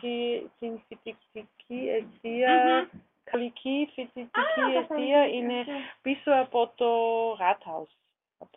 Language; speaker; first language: Greek; non-native, learner; German